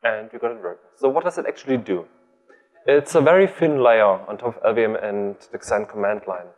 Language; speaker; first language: English; non-native, fluent; German